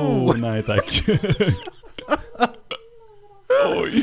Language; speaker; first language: Swedish; native; Swedish